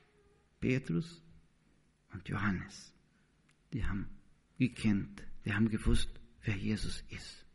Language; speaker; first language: German; non-native, learner; Portuguese